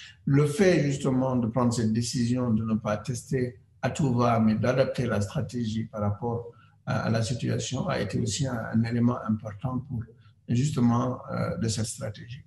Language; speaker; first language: French; non-native, local second language; Wolof